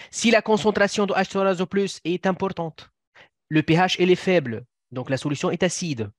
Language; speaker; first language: French; non-native, local second language; Arabic